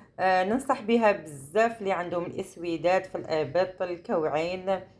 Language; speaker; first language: Arabic; native; Arabic